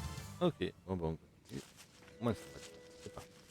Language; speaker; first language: French; native; French